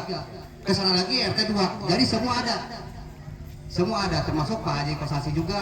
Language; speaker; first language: Indonesian; non-native, local second language; Sundanese